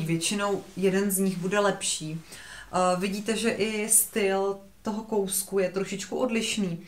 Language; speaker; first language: Czech; native; Czech